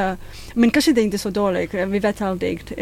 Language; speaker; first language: Swedish; non-native, fluent; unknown